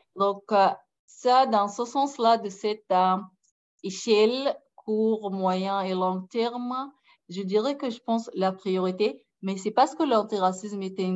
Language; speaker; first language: French; non-native, fluent; Arabic